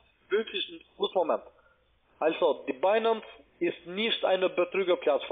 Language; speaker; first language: German; non-native, learner; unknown